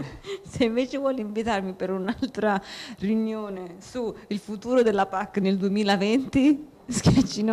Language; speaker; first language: Italian; native; Italian